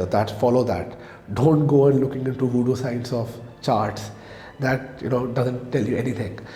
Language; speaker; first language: English; non-native, local second language; Urdu